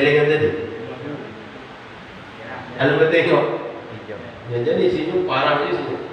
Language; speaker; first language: Indonesian; non-native, local second language; Malay